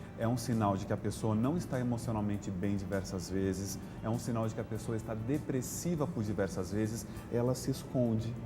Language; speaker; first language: Portuguese; native; Portuguese